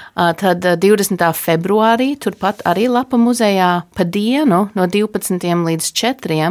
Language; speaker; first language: Latvian; early bilingual, heritage; Latvian